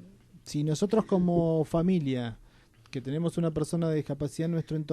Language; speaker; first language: Spanish; native; Spanish